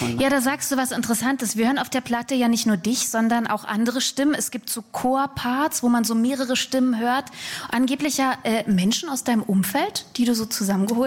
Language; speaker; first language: German; native; German